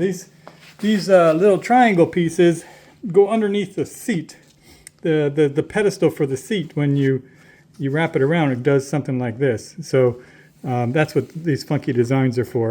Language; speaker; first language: English; native; English